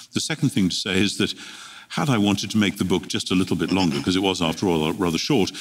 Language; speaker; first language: English; native; English